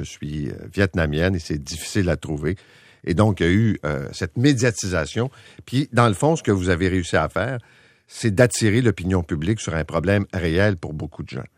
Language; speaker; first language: French; native; French